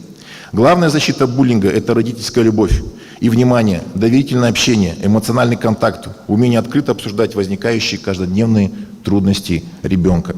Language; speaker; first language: Russian; native; Russian